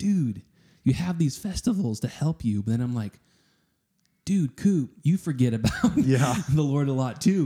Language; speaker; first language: English; native; English